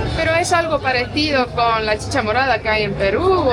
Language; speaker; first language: Spanish; non-native, fluent; Estonian